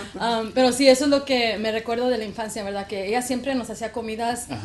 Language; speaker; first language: Spanish; early bilingual, heritage; Spanish